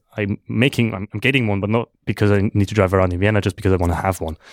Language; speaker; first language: English; non-native, fluent; German